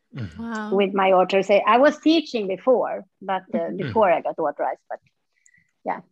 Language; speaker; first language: English; non-native, fluent; Swedish